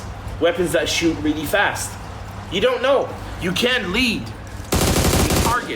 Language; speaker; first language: English; native; English